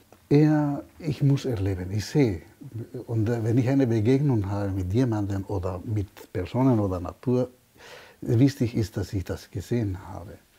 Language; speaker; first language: German; non-native, fluent; Spanish